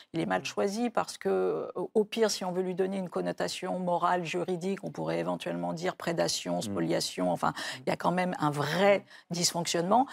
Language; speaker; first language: French; native; French